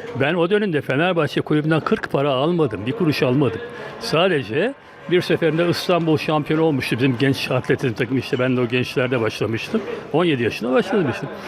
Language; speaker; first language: Turkish; native; Turkish